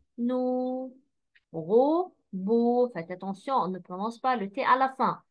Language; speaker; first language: French; non-native, fluent; Arabic